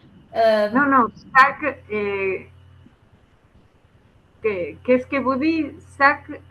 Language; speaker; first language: French; non-native, learner; Spanish